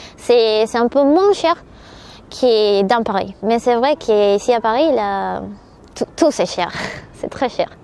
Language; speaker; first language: French; non-native, learner; Spanish